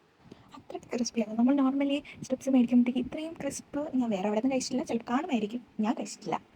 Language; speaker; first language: Malayalam; native; Malayalam